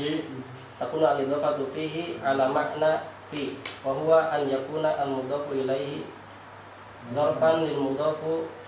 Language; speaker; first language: Arabic; non-native, learner; Indonesian